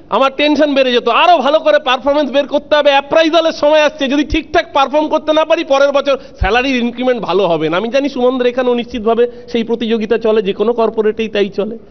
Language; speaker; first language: Bangla; native; Bangla